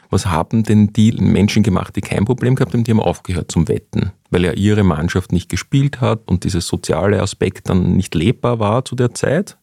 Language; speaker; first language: German; native; German